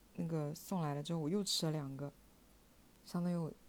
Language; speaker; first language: Chinese; native; Chinese